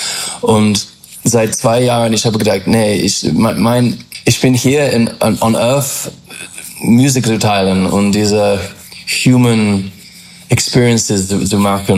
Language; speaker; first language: German; non-native, learner; English